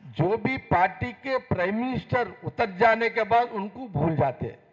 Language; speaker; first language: Hindi; non-native, local second language; Telugu